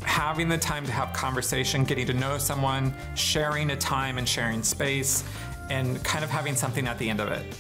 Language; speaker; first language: English; native; English